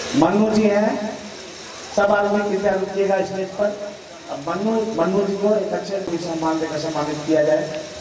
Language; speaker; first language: Hindi; native; Hindi